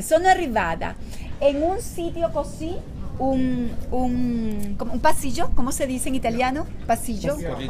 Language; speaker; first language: Italian; non-native, learner; Spanish